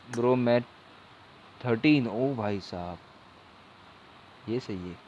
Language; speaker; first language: Hindi; non-native, local second language; Marathi